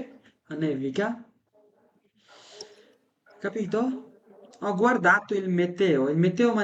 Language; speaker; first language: Italian; non-native, fluent; Bangla